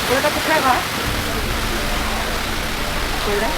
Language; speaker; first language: Turkish; non-native, learner; Korean